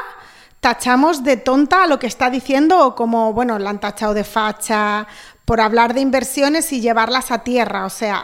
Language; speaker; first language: Spanish; native; Spanish